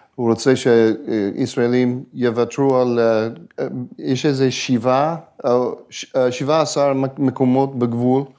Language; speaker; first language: Hebrew; non-native, fluent; English